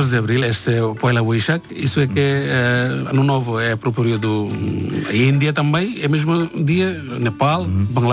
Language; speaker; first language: Portuguese; non-native, learner; Bangla